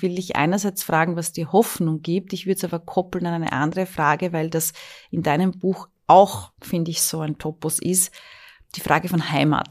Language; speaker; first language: German; native; German